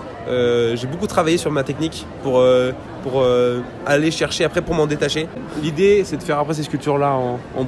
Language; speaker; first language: French; native; French